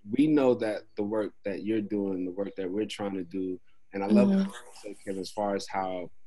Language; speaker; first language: English; native; English